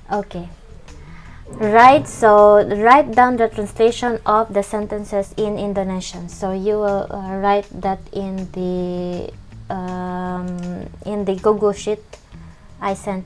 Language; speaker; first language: English; non-native, fluent; Indonesian